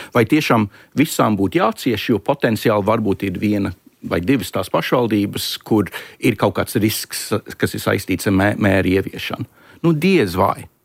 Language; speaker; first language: Latvian; early bilingual, heritage; Latvian